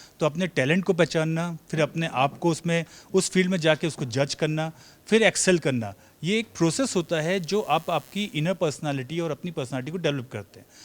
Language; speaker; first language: Hindi; native; Hindi